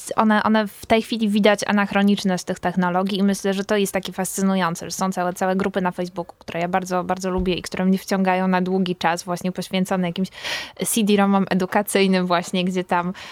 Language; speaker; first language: Polish; native; Polish